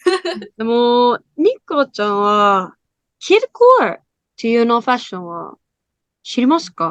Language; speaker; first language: Japanese; non-native, learner; English